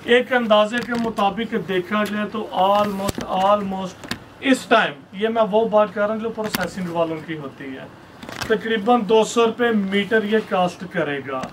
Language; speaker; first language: Urdu; native; Urdu